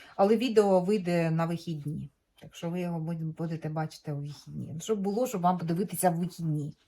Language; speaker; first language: Ukrainian; native; Ukrainian